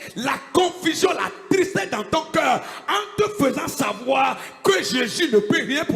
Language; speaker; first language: French; non-native, local second language; Ewe